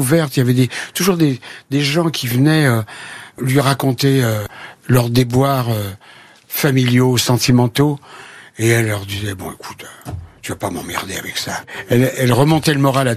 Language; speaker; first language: French; native; French